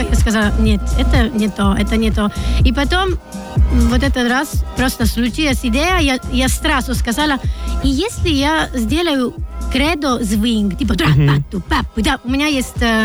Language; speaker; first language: Russian; non-native, learner; Italian